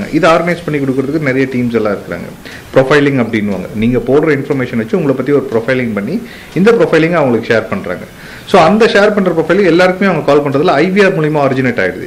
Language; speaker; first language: Tamil; native; Tamil